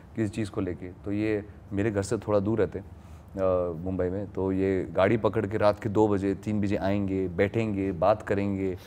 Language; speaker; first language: Hindi; native; Hindi